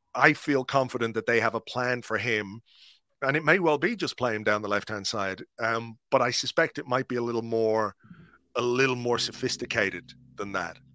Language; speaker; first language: English; native; English